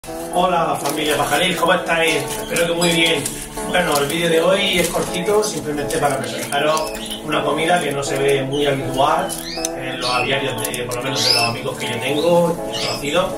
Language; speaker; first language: Spanish; native; Spanish